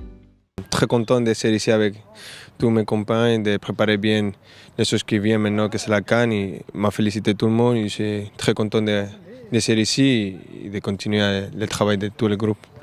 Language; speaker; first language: French; non-native, local second language; Arabic